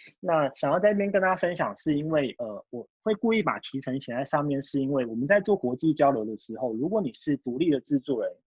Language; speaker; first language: Chinese; early bilingual, heritage; Japanese